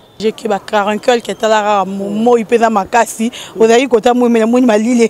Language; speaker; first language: Lingala; native; Lingala